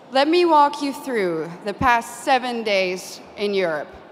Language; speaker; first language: English; non-native, fluent; Dutch